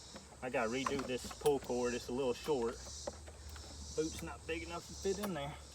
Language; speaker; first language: English; native; English